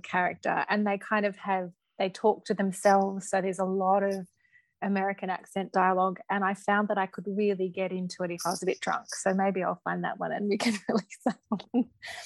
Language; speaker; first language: English; native; English